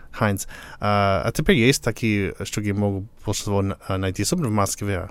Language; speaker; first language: Russian; non-native, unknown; English